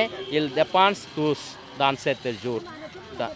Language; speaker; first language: French; non-native, learner; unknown